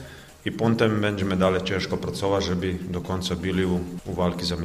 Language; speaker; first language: Polish; non-native, fluent; Croatian